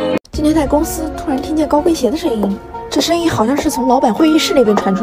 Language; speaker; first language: Chinese; native; Chinese